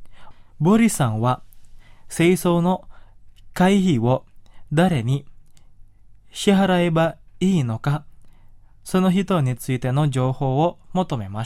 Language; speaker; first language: Japanese; non-native, fluent; Indonesian